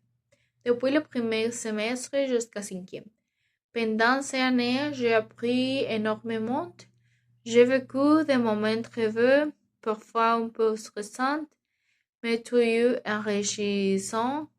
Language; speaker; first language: French; non-native, learner; Spanish